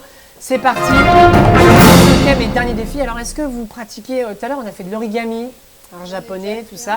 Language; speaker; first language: French; native; French